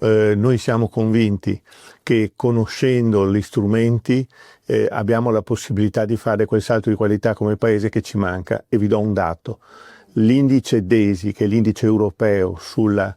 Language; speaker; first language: Italian; native; Italian